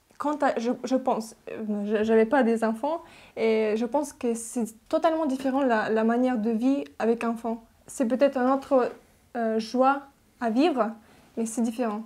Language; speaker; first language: French; non-native, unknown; Russian